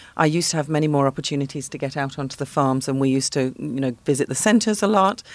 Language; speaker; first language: English; native; English